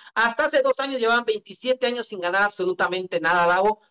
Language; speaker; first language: Spanish; native; Spanish